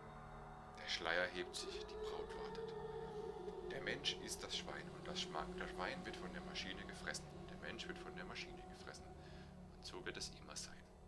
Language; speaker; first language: German; native; German